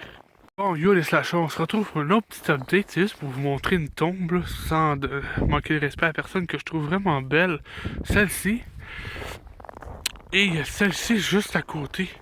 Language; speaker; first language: French; native; French